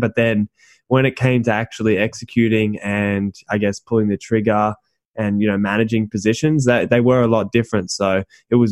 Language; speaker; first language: English; native; English